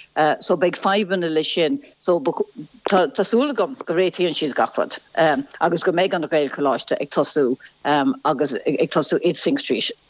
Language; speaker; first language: Irish; non-native, local second language; English